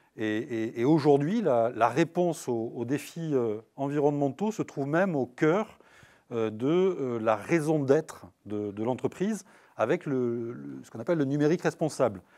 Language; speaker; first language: French; native; French